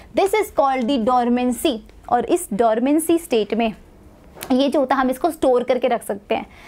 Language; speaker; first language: Hindi; native; Hindi